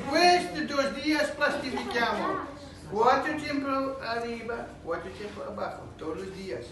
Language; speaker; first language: Spanish; non-native, learner; Dutch